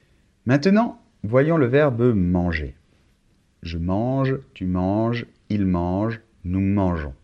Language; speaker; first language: French; native; French